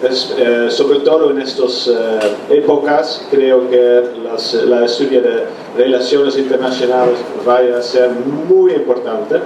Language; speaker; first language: Spanish; non-native, fluent; Dutch